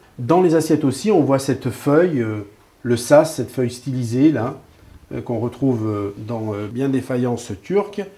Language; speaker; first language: French; native; French